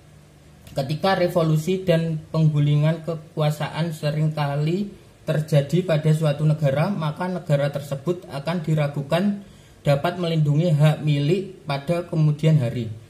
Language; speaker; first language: Indonesian; native; Indonesian